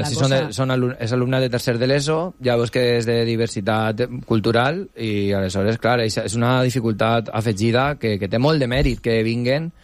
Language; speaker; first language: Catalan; native; Catalan